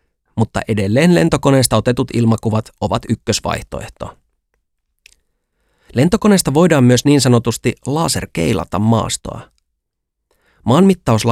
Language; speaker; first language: Finnish; native; Finnish